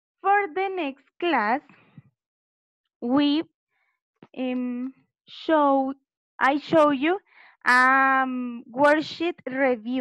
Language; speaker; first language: English; non-native, learner; Spanish